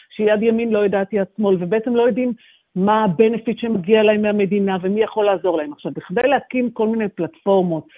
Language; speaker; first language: Hebrew; native; Hebrew